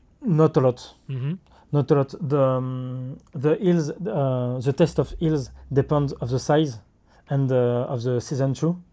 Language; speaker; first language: English; non-native, learner; French